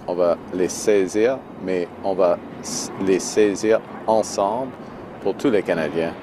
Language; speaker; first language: French; non-native, fluent; English